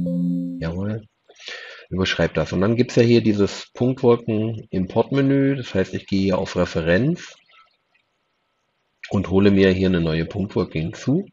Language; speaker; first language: German; native; German